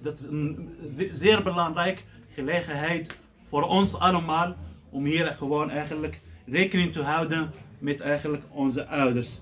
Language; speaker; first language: Dutch; non-native, fluent; Arabic